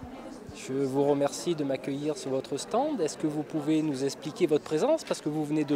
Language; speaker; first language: French; native; French